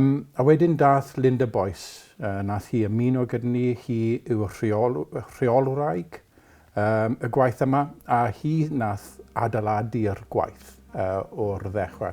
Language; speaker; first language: Welsh; non-native, local second language; English